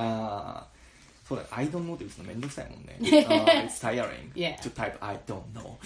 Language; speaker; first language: English; non-native, learner; Japanese